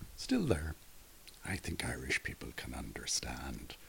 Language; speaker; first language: English; native; English